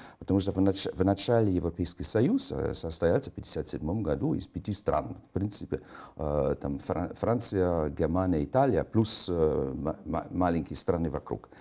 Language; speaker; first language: Russian; non-native, fluent; German